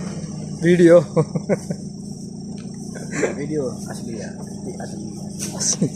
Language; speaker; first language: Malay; non-native, learner; Sinhala